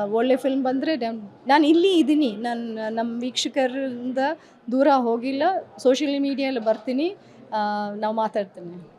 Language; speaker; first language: Kannada; early bilingual, heritage; English